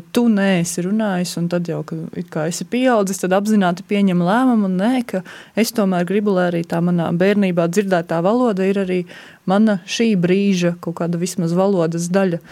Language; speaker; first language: Latvian; native; Latvian